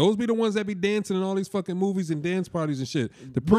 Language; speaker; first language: English; native; English